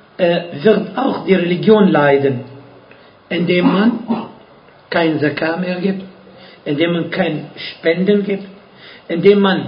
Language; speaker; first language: German; non-native, fluent; Arabic